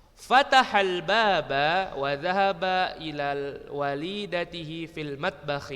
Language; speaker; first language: Arabic; non-native, fluent; Indonesian